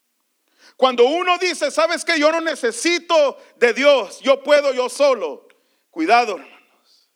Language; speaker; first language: Spanish; early bilingual, heritage; Spanish